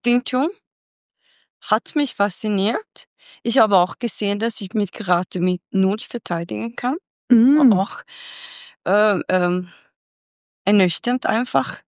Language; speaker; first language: German; non-native, fluent; Swedish